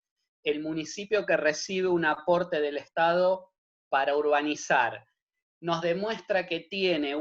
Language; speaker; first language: Spanish; native; Spanish